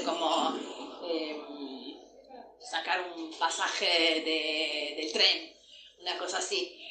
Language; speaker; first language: Spanish; non-native, fluent; Italian